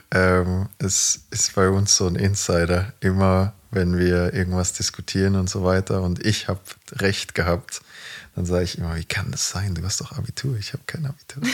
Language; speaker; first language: German; native; German